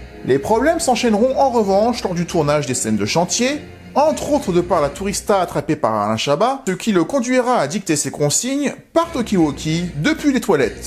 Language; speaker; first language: French; native; French